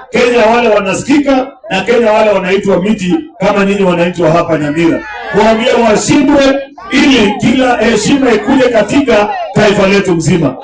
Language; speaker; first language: Swahili; non-native, local second language; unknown